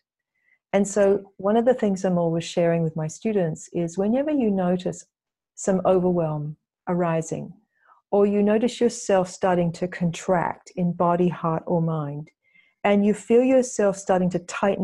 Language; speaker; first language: English; native; English